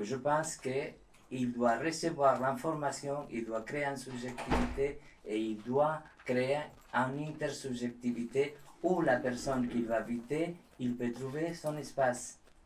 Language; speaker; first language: French; non-native, learner; Spanish